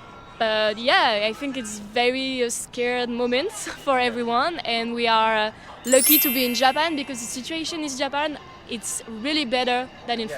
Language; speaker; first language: English; non-native, fluent; French